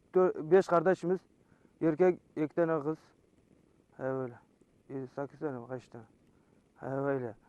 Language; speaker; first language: Turkish; non-native, learner; Persian